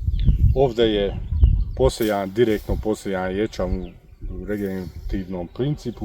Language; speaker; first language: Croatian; non-native, local second language; Hungarian